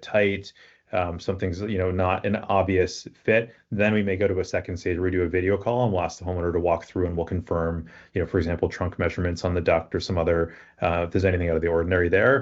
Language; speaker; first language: English; native; English